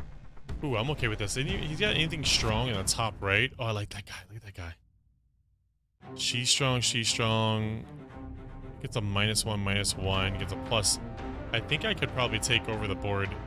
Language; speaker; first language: English; native; English